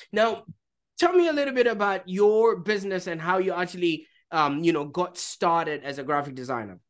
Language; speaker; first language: English; native; English